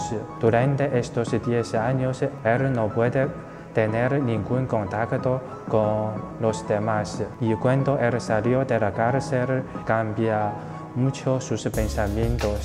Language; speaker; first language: Spanish; non-native, local second language; Chinese